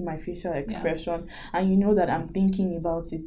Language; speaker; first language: English; non-native, local second language; Yoruba